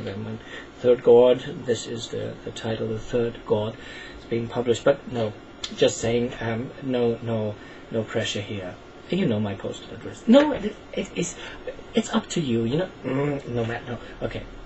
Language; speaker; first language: English; non-native, fluent; German